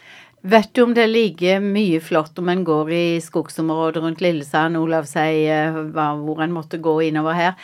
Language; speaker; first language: Norwegian; native; Norwegian